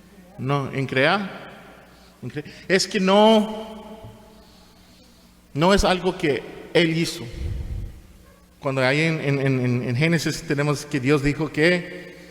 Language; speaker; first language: Spanish; non-native, fluent; English